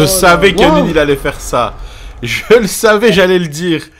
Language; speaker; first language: French; native; French